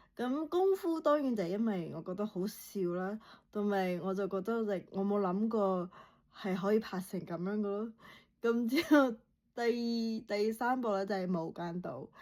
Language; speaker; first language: Cantonese; early bilingual, heritage; Cantonese